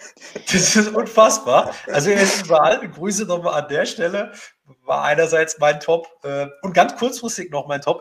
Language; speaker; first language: German; native; German